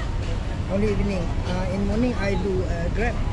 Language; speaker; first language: English; non-native, learner; Malay